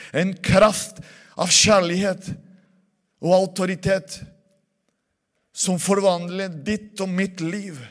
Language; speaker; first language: Norwegian; non-native, fluent; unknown